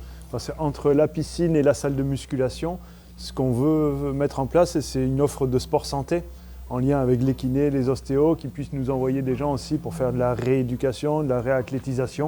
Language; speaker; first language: French; native; French